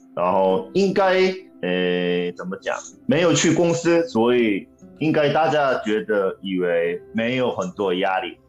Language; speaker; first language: Chinese; non-native, fluent; Korean